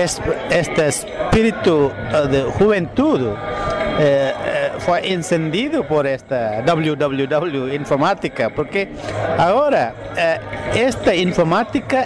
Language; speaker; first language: Spanish; non-native, fluent; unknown